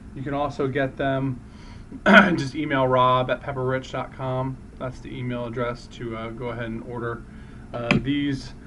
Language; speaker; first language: English; native; English